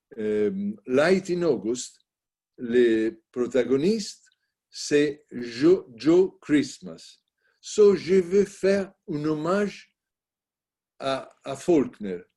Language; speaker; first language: French; non-native, learner; Italian